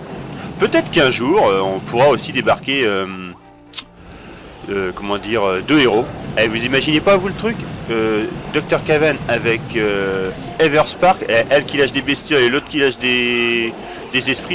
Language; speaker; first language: French; native; French